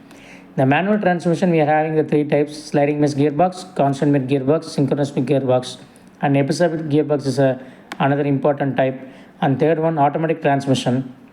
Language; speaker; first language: English; non-native, local second language; Tamil